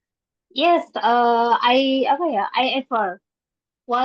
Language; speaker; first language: English; non-native, learner; Indonesian